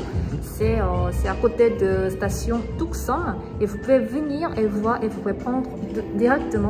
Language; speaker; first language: French; non-native, learner; Korean